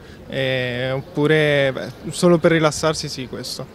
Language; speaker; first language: Italian; native; Italian